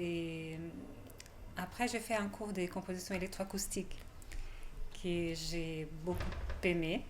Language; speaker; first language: French; non-native, fluent; Portuguese